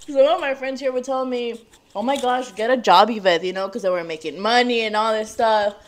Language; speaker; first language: English; early bilingual, other home language; Spanish